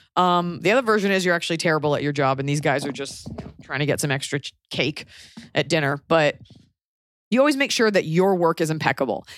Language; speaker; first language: English; native; English